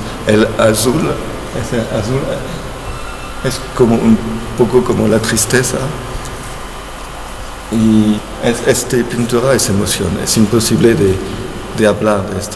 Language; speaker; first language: Spanish; non-native, learner; French